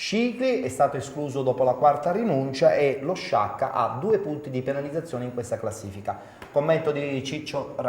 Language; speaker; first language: Italian; native; Italian